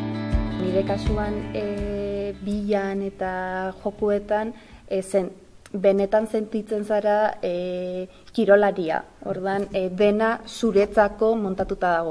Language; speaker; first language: Basque; non-native, local second language; Spanish